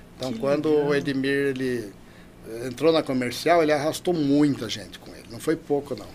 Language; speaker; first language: Portuguese; native; Portuguese